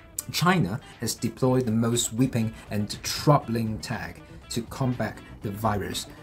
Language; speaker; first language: English; non-native, local second language; Cantonese